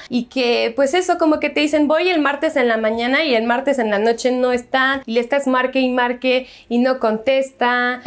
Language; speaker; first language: Spanish; non-native, fluent; French